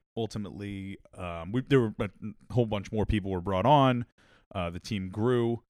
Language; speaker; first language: English; native; English